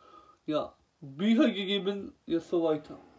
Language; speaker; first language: German; non-native, learner; Turkish